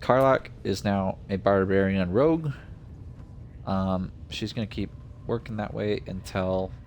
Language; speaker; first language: English; native; English